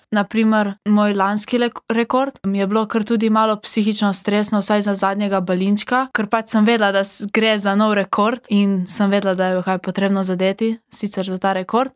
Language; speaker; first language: Slovenian; native; Slovenian